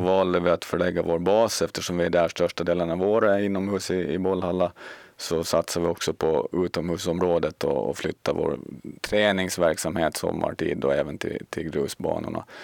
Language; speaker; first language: Swedish; native; Swedish